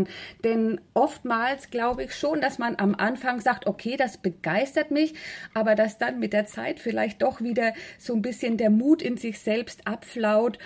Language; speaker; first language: German; native; German